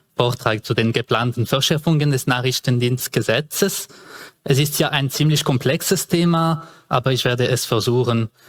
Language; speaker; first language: German; non-native, local second language; French